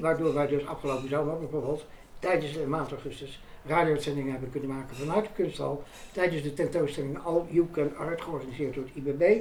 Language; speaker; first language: Dutch; native; Dutch